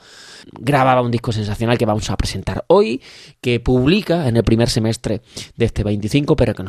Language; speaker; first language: Spanish; native; Spanish